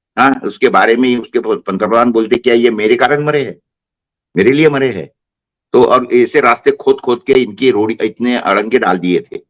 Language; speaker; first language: Hindi; non-native, local second language; Marathi